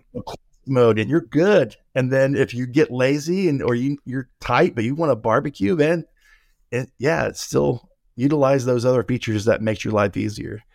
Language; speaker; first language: English; native; English